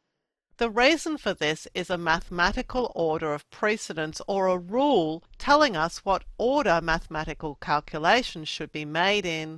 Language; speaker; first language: English; native; English